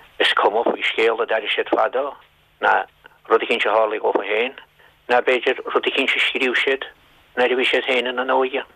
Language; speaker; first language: Irish; native; Irish